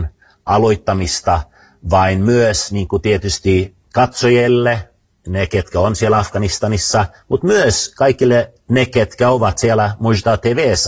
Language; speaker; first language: Finnish; early bilingual, other home language; Swedish